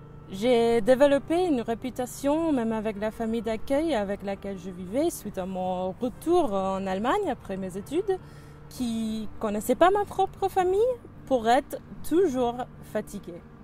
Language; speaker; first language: French; non-native, fluent; English